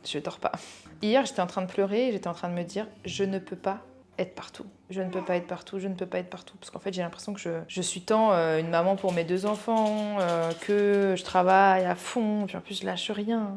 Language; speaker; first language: French; native; French